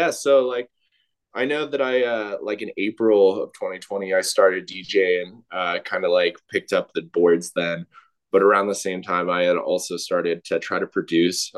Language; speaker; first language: English; native; English